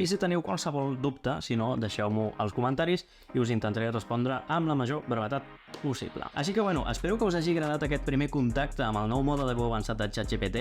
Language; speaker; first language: Catalan; native; Catalan